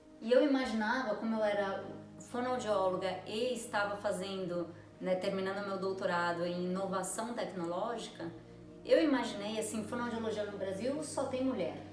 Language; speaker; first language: Portuguese; native; Portuguese